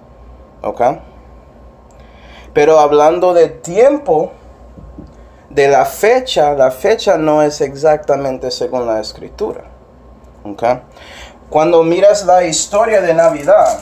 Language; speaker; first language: Spanish; non-native, fluent; English